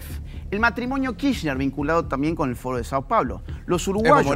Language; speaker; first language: Spanish; native; Spanish